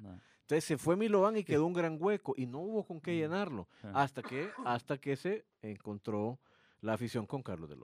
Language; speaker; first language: Spanish; native; Spanish